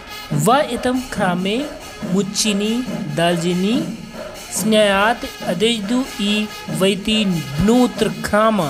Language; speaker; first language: Russian; non-native, learner; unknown